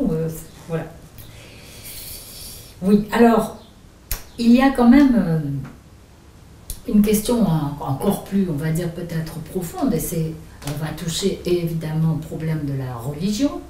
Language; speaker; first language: French; native; French